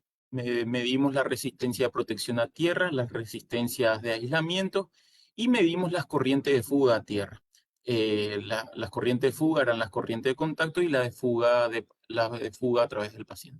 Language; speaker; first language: Spanish; native; Spanish